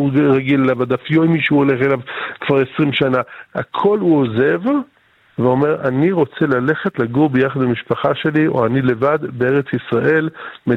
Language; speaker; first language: Hebrew; early bilingual, other home language; English